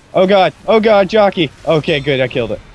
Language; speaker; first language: English; native; English